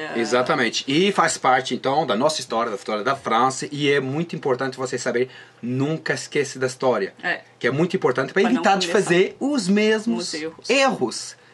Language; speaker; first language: Portuguese; non-native, fluent; French